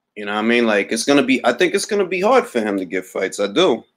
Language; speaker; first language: English; early bilingual, other home language; Spanish